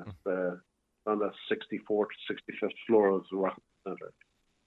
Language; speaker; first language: English; native; English